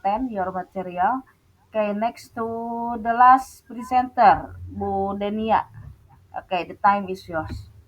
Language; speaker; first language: English; non-native, fluent; Indonesian